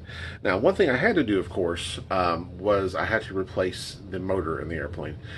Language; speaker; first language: English; native; English